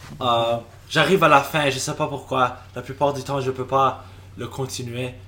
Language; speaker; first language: French; non-native, local second language; English